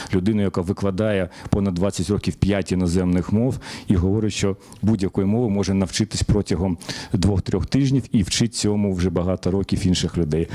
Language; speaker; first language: Ukrainian; native; Ukrainian